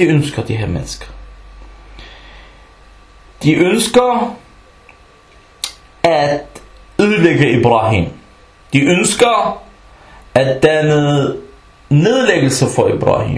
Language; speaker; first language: Danish; early bilingual, other home language; Arabic